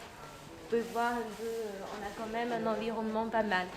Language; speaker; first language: French; non-native, fluent; Chinese